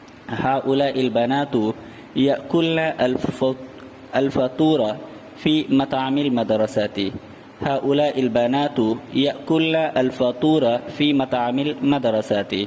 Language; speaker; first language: Arabic; non-native, fluent; Urdu